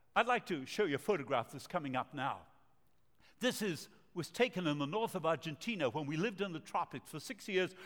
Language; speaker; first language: English; non-native, fluent; Spanish